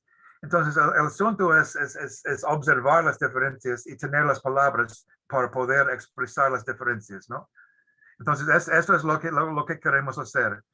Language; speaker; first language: Spanish; non-native, fluent; English